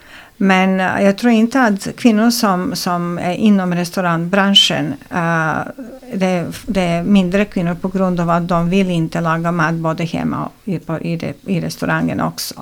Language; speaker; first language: Swedish; non-native, fluent; Serbian